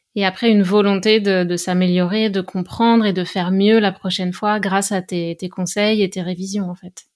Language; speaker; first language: French; native; French